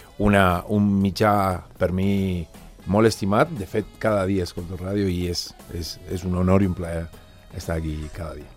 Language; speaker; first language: Catalan; non-native, fluent; Spanish